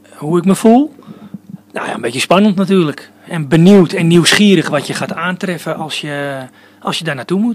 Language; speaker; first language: Dutch; native; Dutch